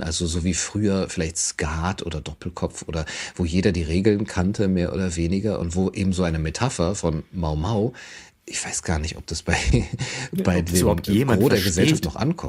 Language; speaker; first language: German; native; German